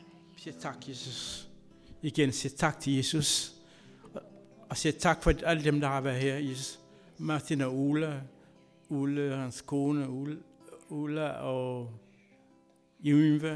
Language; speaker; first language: Danish; non-native, fluent; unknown